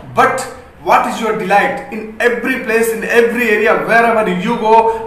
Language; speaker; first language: English; non-native, local second language; Hindi